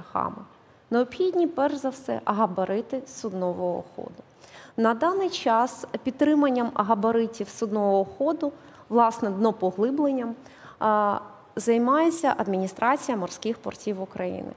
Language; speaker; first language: Ukrainian; native; Ukrainian